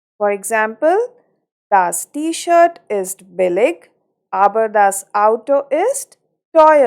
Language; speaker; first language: German; non-native, fluent; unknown